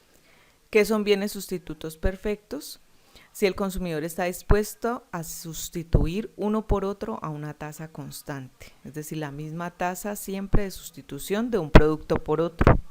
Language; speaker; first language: Spanish; native; Spanish